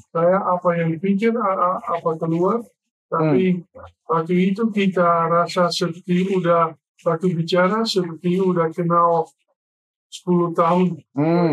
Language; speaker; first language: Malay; non-native, learner; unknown